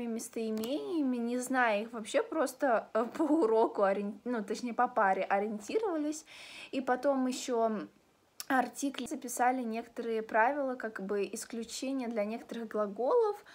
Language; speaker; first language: Russian; native; Russian